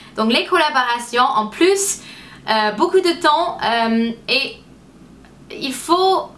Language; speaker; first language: French; non-native, fluent; English